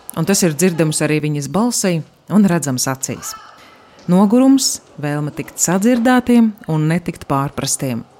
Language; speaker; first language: Latvian; native; Latvian